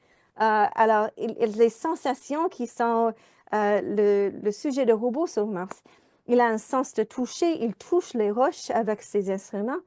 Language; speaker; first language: French; non-native, fluent; English